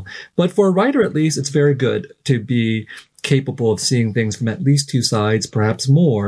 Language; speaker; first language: English; native; English